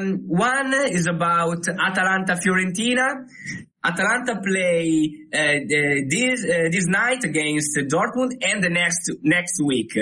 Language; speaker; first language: English; non-native, learner; Italian